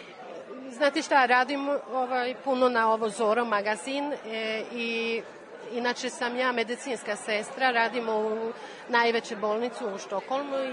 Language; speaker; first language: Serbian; non-native, learner; Swedish